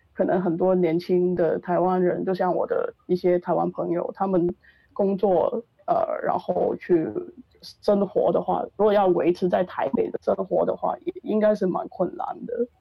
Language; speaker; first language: Chinese; non-native, local second language; Cantonese